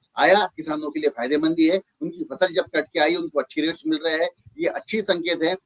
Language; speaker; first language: Hindi; native; Hindi